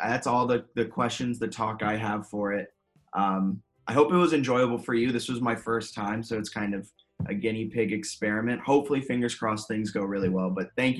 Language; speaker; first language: English; native; English